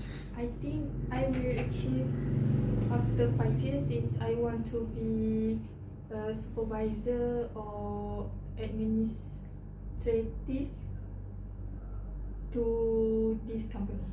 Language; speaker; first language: English; non-native, learner; Malay